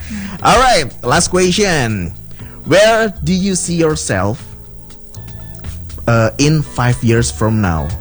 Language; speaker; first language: English; non-native, learner; Indonesian